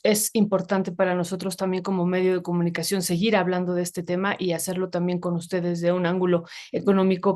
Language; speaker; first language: Spanish; native; Spanish